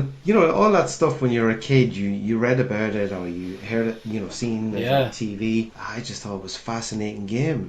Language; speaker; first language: English; native; English